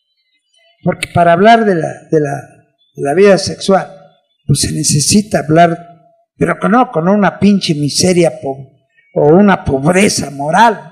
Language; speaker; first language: Spanish; native; Spanish